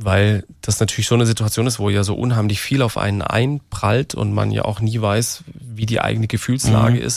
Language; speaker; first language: German; native; German